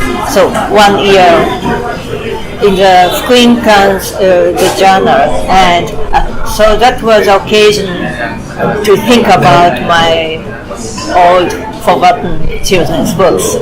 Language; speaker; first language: English; non-native, fluent; Japanese